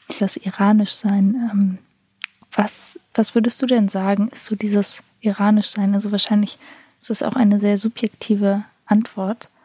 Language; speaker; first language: German; native; German